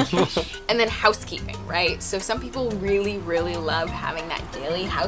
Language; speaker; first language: English; native; English